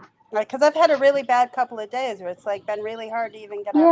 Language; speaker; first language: English; native; English